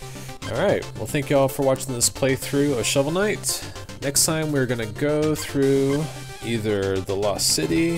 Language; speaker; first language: English; native; English